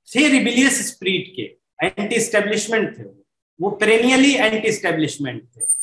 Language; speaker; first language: Hindi; native; Hindi